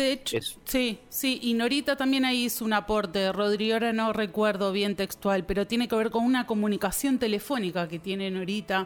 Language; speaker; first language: Spanish; native; Spanish